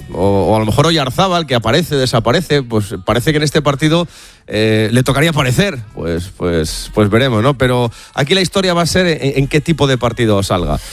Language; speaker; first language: Spanish; native; Spanish